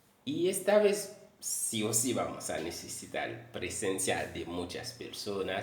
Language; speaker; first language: Spanish; non-native, fluent; Haitian Creole